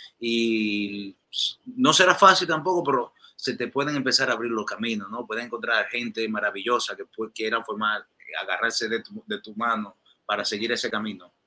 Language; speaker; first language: Spanish; native; Spanish